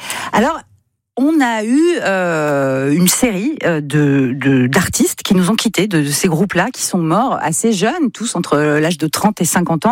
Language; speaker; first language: French; native; French